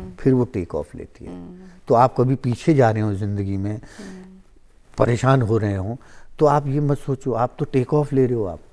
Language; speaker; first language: Hindi; native; Hindi